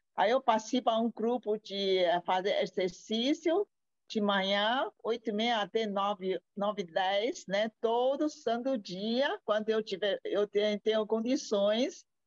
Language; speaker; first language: Portuguese; non-native, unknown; Chinese